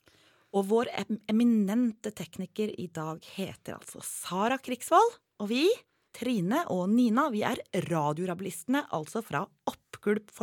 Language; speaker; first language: Norwegian; native; Norwegian